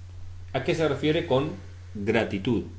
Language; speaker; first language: Spanish; native; Spanish